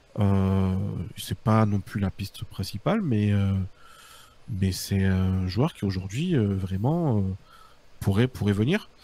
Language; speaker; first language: French; native; French